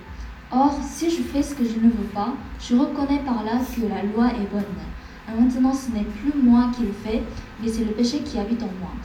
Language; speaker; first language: French; non-native, fluent; Korean